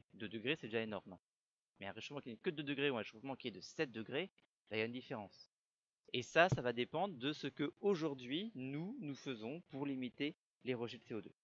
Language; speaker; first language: French; native; French